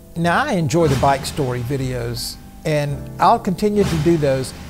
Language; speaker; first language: English; native; English